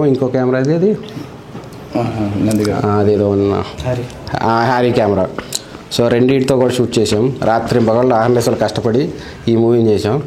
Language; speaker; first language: Telugu; native; Telugu